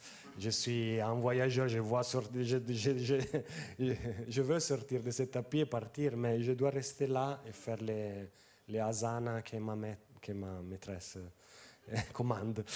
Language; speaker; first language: French; non-native, fluent; Italian